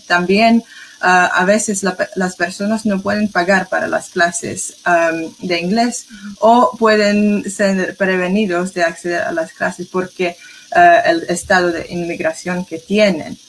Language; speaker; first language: Spanish; non-native, fluent; English